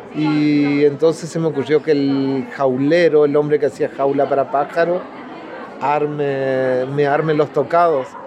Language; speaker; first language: Spanish; native; Spanish